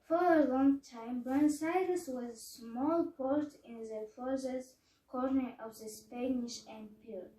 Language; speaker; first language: English; non-native, learner; Kazakh